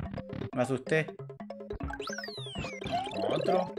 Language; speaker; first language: Spanish; native; Spanish